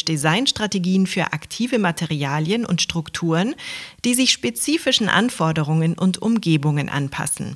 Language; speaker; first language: German; native; German